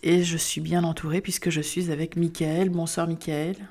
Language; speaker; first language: French; native; French